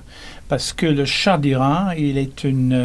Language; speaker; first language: French; non-native, learner; English